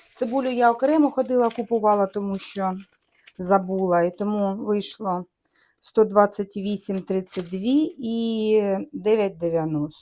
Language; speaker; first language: Ukrainian; native; Ukrainian